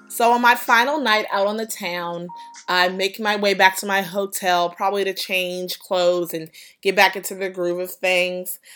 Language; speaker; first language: English; native; English